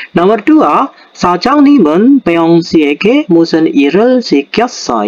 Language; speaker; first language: Korean; non-native, fluent; Indonesian